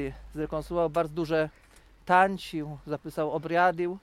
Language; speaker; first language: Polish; non-native, local second language; Rusyn